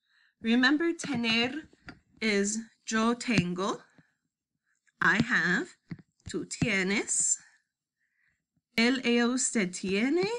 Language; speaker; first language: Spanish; non-native, fluent; English